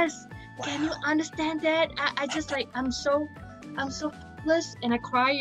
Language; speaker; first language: English; non-native, local second language; Chinese